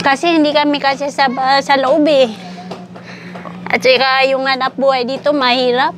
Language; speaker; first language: Filipino; non-native, local second language; Maranao